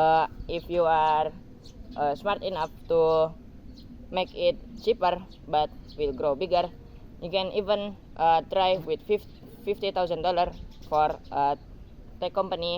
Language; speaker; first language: English; non-native, learner; Indonesian